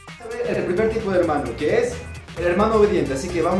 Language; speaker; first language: Spanish; native; Spanish